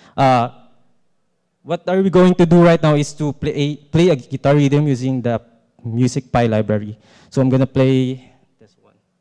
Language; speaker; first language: English; non-native, local second language; Filipino